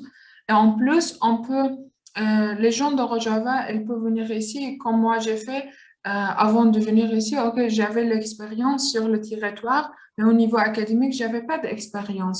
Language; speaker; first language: French; non-native, learner; Kurdish